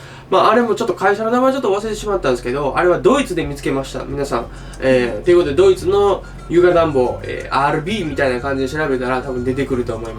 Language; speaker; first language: Japanese; native; Japanese